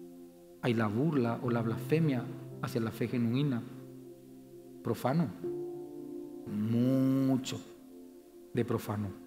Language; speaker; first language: Spanish; native; Spanish